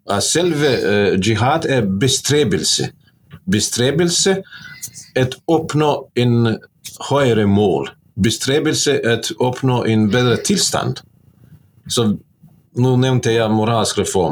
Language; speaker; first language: Norwegian; non-native, fluent; Bosnian